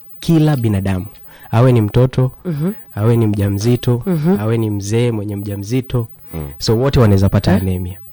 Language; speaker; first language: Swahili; native; Swahili